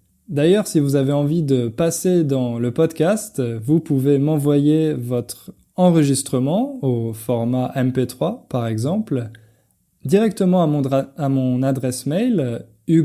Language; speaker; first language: French; native; French